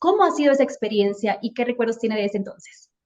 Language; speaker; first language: Spanish; native; Spanish